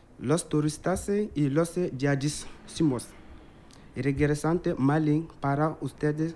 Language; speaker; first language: Spanish; non-native, learner; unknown